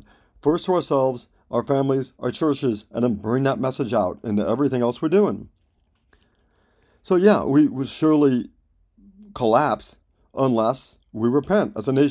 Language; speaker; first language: English; native; English